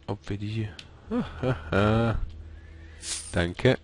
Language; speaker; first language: German; native; German